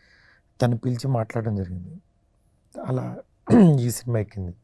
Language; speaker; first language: Telugu; native; Telugu